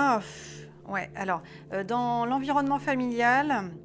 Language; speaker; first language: French; native; French